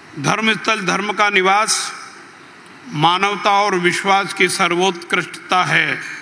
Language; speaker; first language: Hindi; native; Hindi